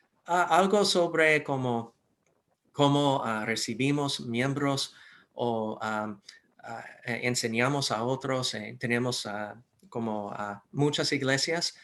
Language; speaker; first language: Spanish; non-native, fluent; English